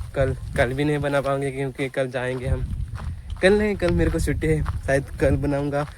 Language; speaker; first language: Hindi; non-native, local second language; Marathi